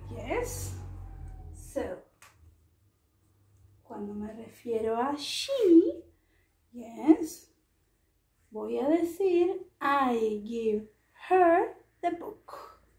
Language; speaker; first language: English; non-native, fluent; Spanish